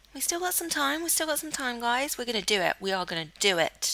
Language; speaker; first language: English; native; English